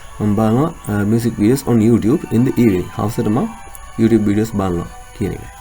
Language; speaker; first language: Sinhala; native; Sinhala